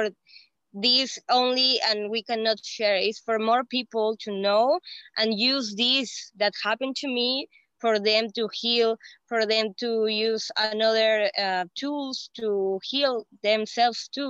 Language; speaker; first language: English; non-native, fluent; Spanish